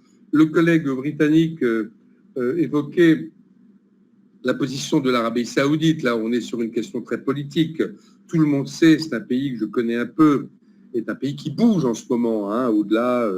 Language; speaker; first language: French; native; French